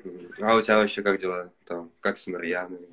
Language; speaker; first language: Russian; native; Russian